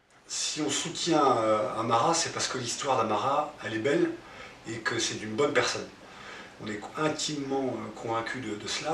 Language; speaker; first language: French; native; French